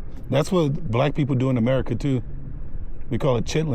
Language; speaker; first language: English; native; English